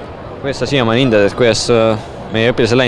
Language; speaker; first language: Estonian; native; Estonian